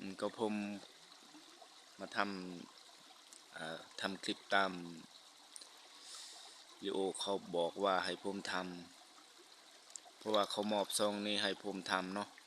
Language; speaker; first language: Thai; non-native, local second language; Lao